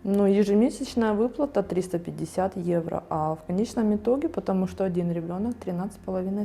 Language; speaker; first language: Russian; non-native, fluent; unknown